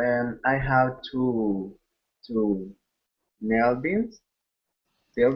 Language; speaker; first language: English; non-native, learner; Spanish